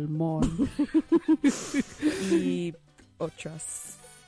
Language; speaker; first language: Spanish; non-native, fluent; English